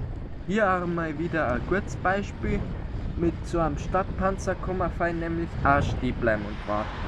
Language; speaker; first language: German; native; German